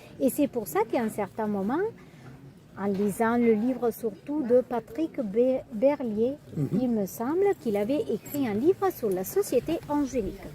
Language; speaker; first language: French; non-native, fluent; Italian